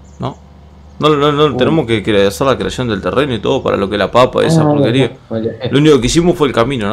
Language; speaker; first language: Spanish; native; Spanish